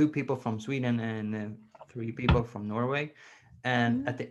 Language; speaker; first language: English; non-native, fluent; Swedish